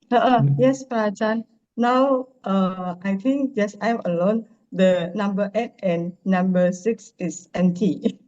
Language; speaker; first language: English; non-native, learner; Indonesian